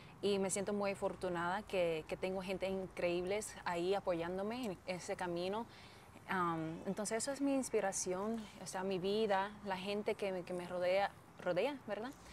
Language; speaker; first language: Spanish; non-native, fluent; English